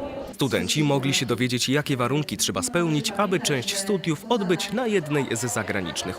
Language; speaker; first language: Polish; native; Polish